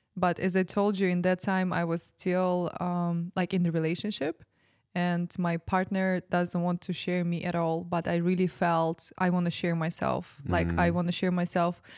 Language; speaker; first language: English; non-native, fluent; Ukrainian